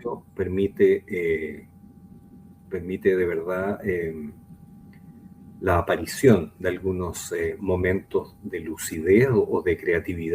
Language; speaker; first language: Spanish; native; Spanish